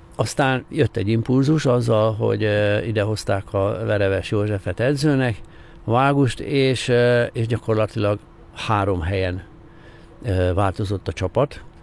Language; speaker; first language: Hungarian; native; Hungarian